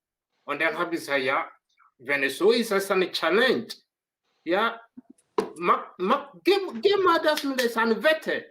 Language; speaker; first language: German; non-native, learner; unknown